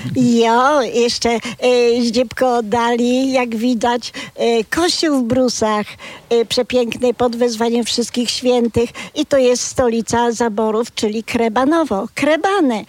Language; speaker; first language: Polish; non-native, local second language; Kashubian